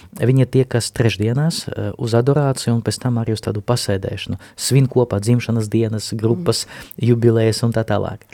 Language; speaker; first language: Latvian; non-native, local second language; Russian